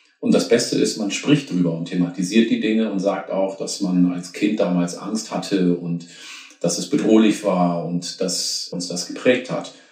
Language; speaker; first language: German; early bilingual, other home language; Oromo